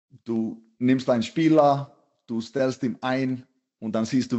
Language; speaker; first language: German; non-native, fluent; Icelandic